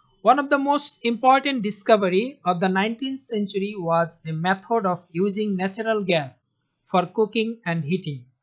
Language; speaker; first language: English; non-native, local second language; Bangla